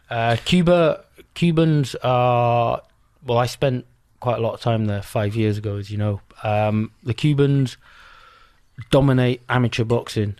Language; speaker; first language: English; native; English